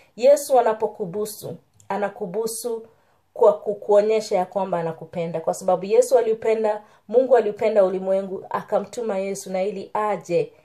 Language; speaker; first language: Swahili; native; Swahili